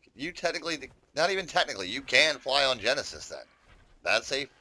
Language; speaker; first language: English; native; English